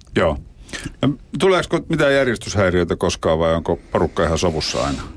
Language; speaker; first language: Finnish; native; Finnish